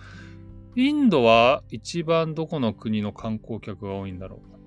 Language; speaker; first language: Japanese; native; Japanese